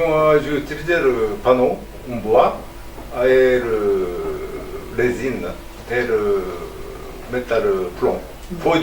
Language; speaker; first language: French; non-native, learner; Japanese